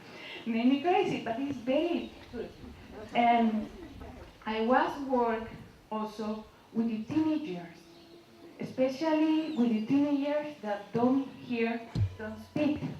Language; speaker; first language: English; non-native, learner; Spanish